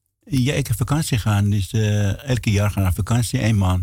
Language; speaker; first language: Dutch; non-native, learner; Persian